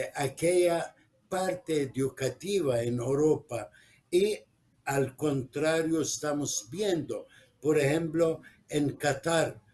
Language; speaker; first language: Spanish; non-native, fluent; Arabic